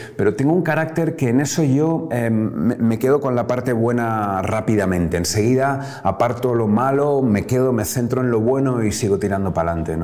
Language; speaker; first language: Spanish; native; Spanish